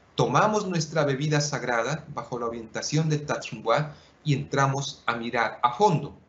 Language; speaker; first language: Spanish; non-native, local second language; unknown